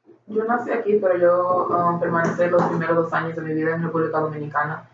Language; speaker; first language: Spanish; early bilingual, heritage; Spanish